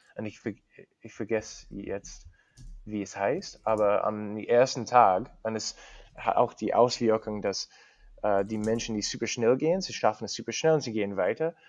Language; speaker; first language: German; non-native, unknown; English